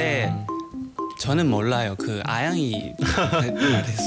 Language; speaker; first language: Korean; non-native, learner; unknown